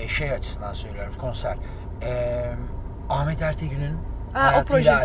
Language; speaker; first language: Turkish; native; Turkish